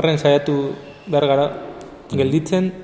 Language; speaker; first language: Basque; non-native, local second language; Spanish